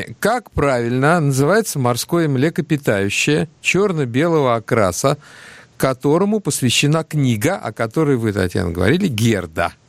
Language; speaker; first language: Russian; native; Russian